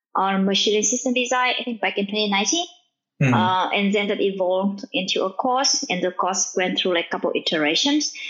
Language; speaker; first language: English; non-native, fluent; Vietnamese